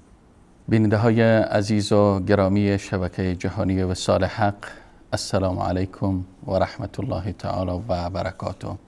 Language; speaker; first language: Persian; native; Persian